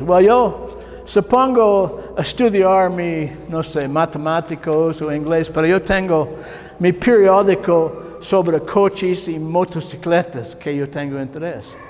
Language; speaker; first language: Spanish; non-native, learner; English